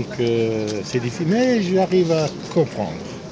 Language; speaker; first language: French; non-native, fluent; Italian